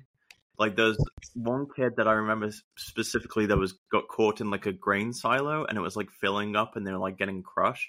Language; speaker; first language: English; native; English